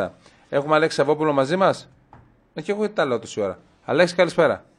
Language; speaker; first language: Greek; native; Greek